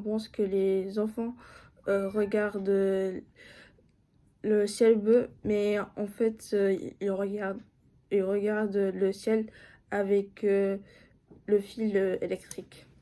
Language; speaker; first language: French; non-native, fluent; Japanese